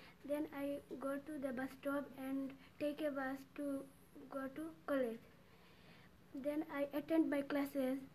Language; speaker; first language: English; non-native, learner; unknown